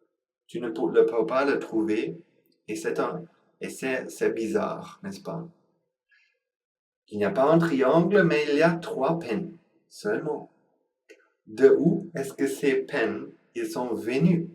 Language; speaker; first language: French; non-native, learner; Sinhala